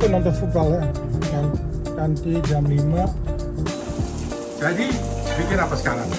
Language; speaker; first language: Indonesian; early bilingual, heritage; Dutch